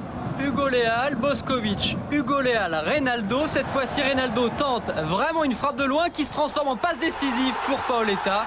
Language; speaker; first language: French; native; French